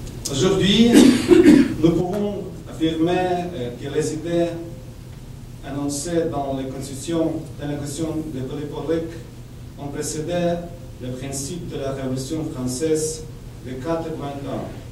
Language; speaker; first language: French; non-native, fluent; Ukrainian